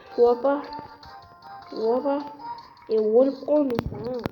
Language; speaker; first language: Uzbek; non-native, local second language; Russian